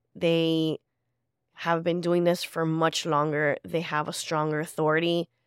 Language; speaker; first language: English; early bilingual, other home language; Spanish